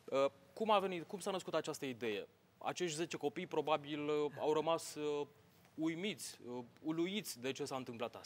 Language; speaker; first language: Romanian; native; Romanian